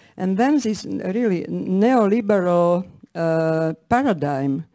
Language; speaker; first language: English; non-native, fluent; Slovak